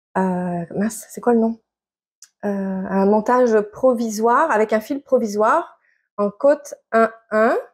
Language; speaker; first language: French; native; French